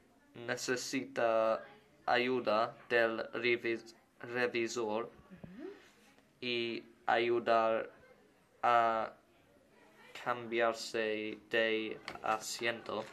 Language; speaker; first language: Spanish; non-native, learner; English